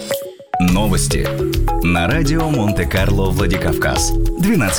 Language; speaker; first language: Russian; native; Russian